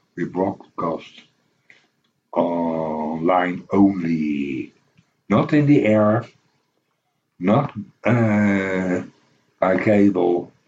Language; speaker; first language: English; non-native, fluent; Dutch